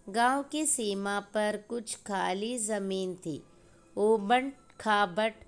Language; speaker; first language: Hindi; non-native, local second language; Malayalam